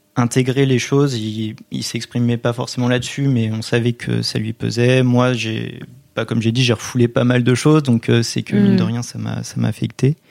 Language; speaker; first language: French; native; French